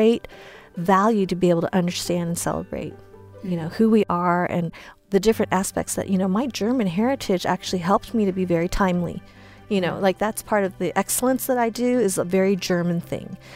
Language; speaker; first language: English; early bilingual, other home language; Chinese